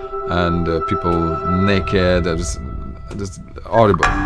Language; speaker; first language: English; non-native, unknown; Italian